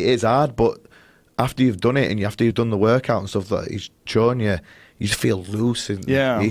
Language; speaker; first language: English; native; English